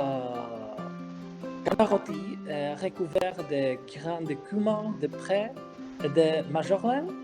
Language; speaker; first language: French; non-native, fluent; Czech